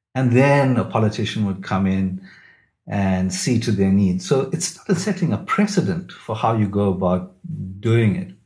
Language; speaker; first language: English; native; English